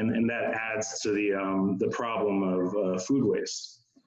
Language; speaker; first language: English; native; English